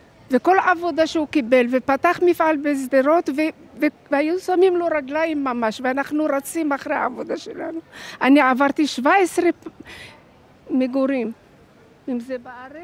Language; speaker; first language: Hebrew; non-native, fluent; Arabic